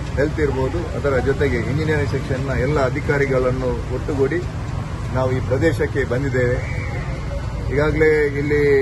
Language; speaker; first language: Kannada; native; Kannada